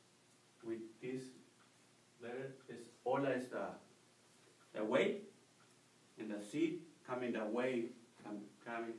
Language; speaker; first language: English; non-native, learner; Spanish